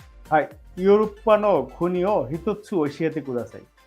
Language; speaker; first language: Japanese; non-native, fluent; Bangla